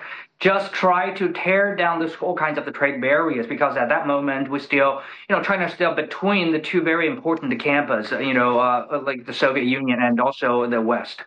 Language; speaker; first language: English; non-native, fluent; Chinese